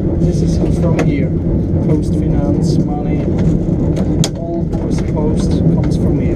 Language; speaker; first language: English; non-native, learner; Swiss German